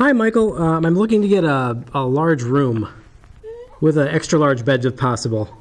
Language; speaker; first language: English; native; English